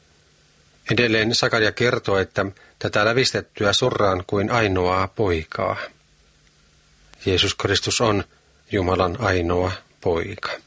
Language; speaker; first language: Finnish; native; Finnish